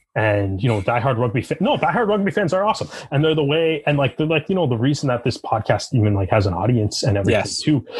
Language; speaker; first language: English; native; English